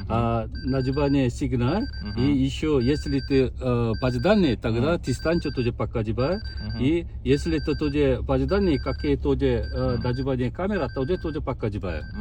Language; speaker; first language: Russian; non-native, learner; Korean